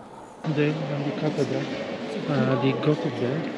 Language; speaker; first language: Dutch; non-native, learner; Polish